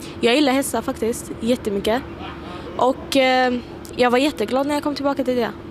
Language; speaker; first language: Swedish; early bilingual, other home language; Arabic